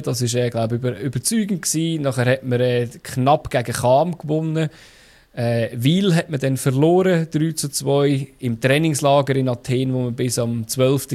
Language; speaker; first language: German; native; German